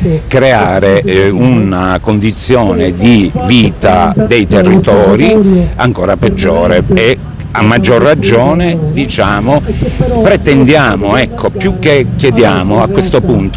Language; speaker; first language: Italian; native; Italian